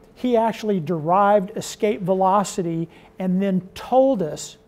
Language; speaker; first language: English; native; English